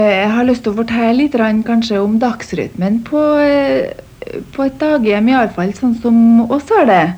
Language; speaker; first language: Norwegian; native; Norwegian